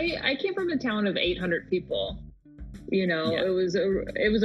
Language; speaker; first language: English; native; English